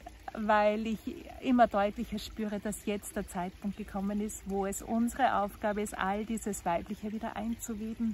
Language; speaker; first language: German; native; German